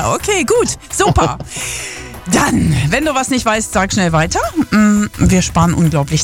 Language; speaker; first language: German; native; German